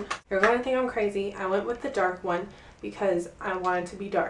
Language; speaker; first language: English; native; English